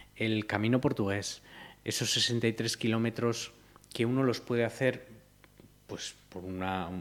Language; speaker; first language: Spanish; native; Spanish